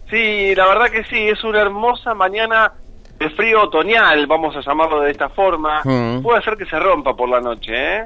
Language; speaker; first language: Spanish; native; Spanish